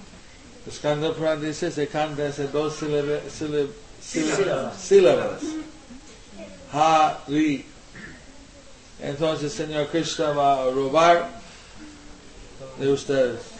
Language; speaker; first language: Spanish; non-native, learner; English